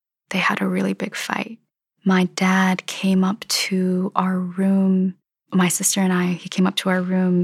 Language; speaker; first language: English; native; English